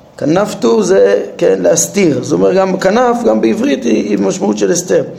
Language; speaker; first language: Hebrew; native; Hebrew